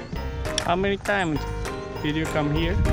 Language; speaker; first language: English; non-native, learner; Japanese